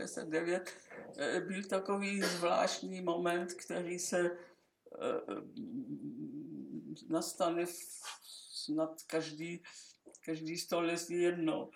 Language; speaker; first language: Czech; non-native, local second language; German